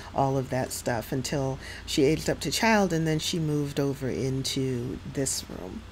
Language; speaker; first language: English; native; English